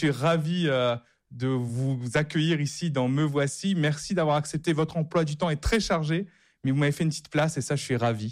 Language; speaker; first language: French; native; French